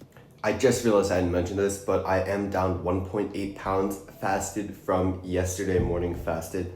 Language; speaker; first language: English; native; English